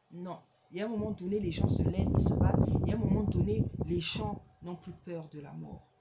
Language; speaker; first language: French; non-native, local second language; Lingala